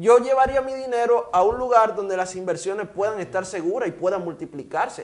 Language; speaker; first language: Spanish; native; Spanish